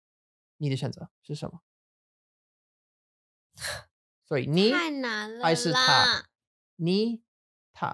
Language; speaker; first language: Chinese; non-native, learner; English